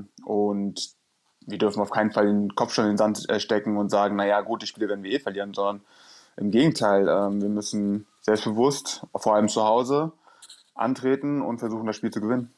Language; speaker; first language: German; native; German